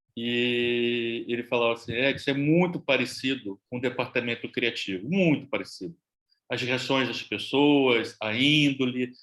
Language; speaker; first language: Portuguese; native; Portuguese